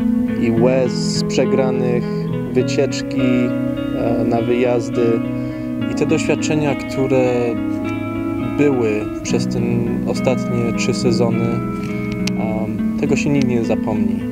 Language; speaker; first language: Polish; early bilingual, heritage; Polish